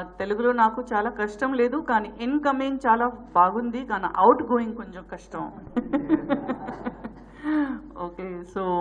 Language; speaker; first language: Telugu; non-native, learner; Gujarati